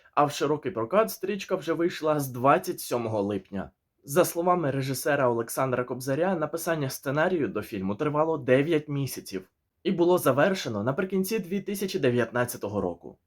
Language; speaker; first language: Ukrainian; native; Ukrainian